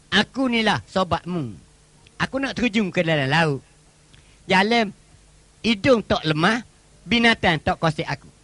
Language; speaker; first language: Malay; native; Malay